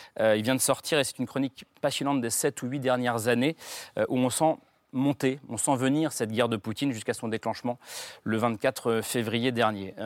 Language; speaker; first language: French; native; French